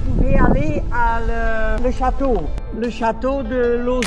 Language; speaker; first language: French; non-native, local second language; Dutch